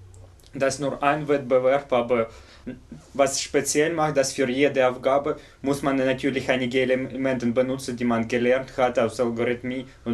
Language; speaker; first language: German; non-native, fluent; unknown